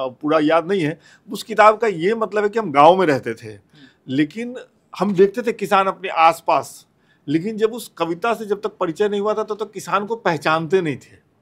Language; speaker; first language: Hindi; non-native, local second language; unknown